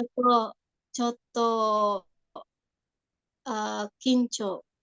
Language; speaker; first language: Japanese; non-native, learner; Indonesian